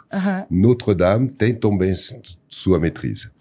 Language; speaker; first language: Portuguese; non-native, fluent; French